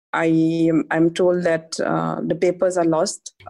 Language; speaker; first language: English; non-native, local second language; Adi